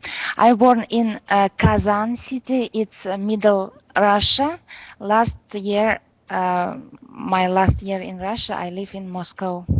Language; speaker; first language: English; non-native, learner; Russian